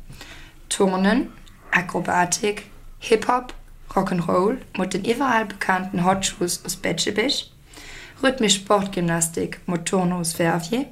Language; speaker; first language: German; native; German